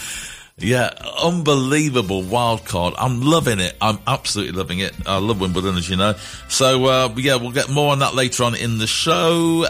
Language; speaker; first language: English; native; English